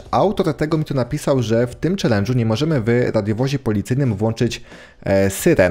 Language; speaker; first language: Polish; native; Polish